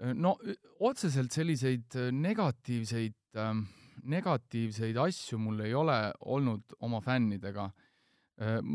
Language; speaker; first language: Estonian; native; Estonian